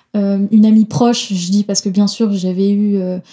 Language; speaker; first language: French; non-native, fluent; Danish